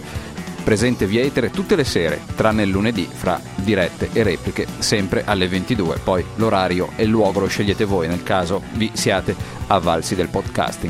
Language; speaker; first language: Italian; native; Italian